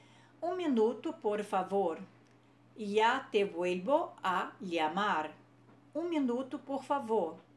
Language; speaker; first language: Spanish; non-native, fluent; Portuguese